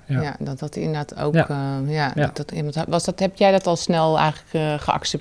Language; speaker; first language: Dutch; native; Dutch